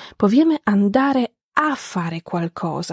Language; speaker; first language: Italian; non-native, fluent; Polish